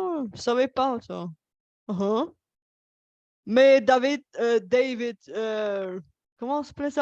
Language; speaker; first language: French; non-native, fluent; Bulgarian